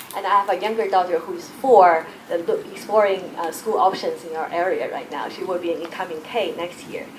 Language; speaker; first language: English; non-native, fluent; Chinese